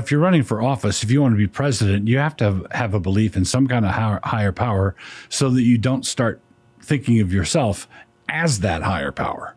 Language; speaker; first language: English; native; English